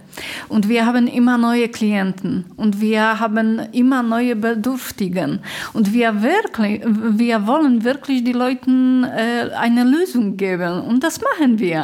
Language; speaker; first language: German; non-native, fluent; Polish